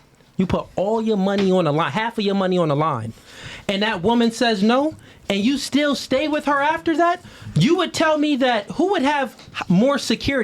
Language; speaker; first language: English; native; English